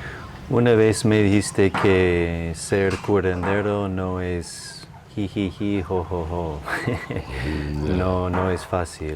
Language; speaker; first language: Spanish; non-native, fluent; English